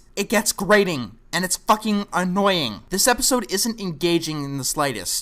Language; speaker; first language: English; native; English